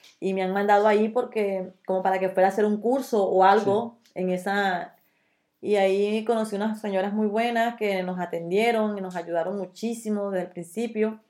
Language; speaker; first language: Spanish; native; Spanish